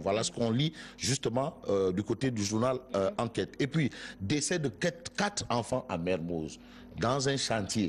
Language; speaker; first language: French; non-native, local second language; Wolof